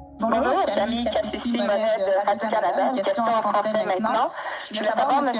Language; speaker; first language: French; native; French